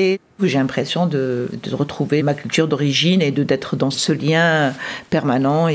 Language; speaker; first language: French; early bilingual, other home language; Arabic